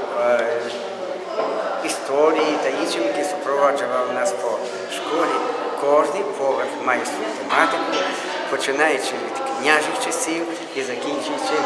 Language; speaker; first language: Ukrainian; native; Ukrainian